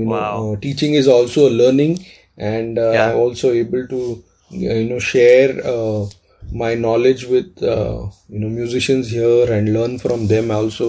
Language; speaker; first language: English; non-native, local second language; Marathi